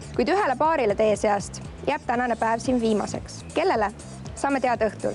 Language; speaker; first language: Estonian; native; Estonian